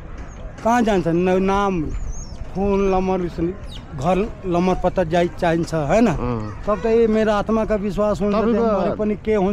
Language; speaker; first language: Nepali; non-native, local second language; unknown